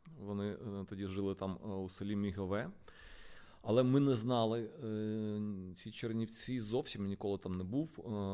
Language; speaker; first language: Ukrainian; non-native, local second language; Russian